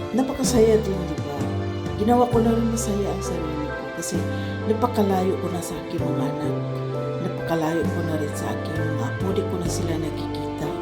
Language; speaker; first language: Filipino; non-native, local second language; Cebuano